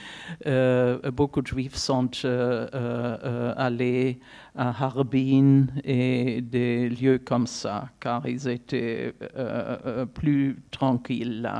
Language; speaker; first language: French; non-native, fluent; German